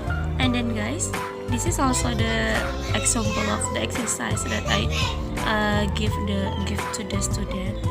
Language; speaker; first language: English; non-native, learner; Indonesian